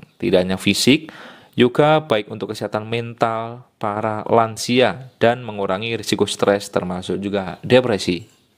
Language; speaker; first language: Indonesian; native; Indonesian